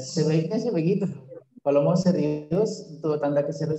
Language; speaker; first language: Indonesian; native; Indonesian